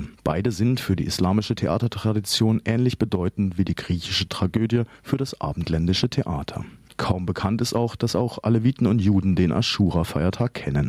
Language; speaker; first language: German; native; German